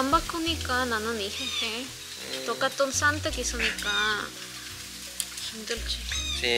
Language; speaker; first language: Korean; non-native, learner; Spanish